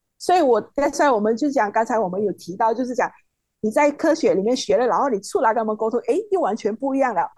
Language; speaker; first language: Chinese; native; Chinese